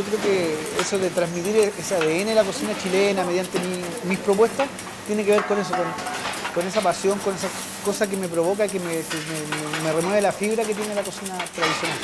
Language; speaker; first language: Spanish; native; Spanish